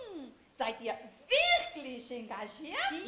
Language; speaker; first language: German; non-native, fluent; Portuguese